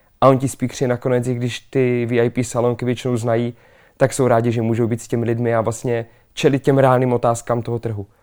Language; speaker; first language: Czech; native; Czech